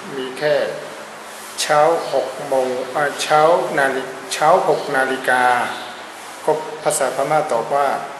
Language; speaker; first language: Thai; non-native, fluent; Burmese